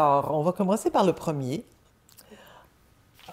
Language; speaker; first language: French; native; French